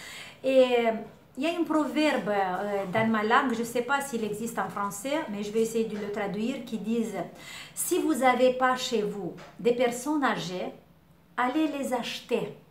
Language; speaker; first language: French; non-native, learner; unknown